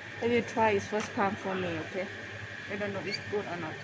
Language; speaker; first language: English; non-native, learner; Thai